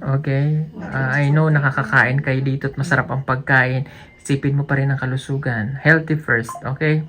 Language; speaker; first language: Filipino; non-native, local second language; Cebuano